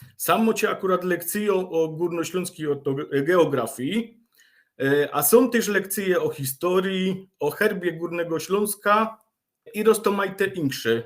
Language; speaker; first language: Polish; native; Polish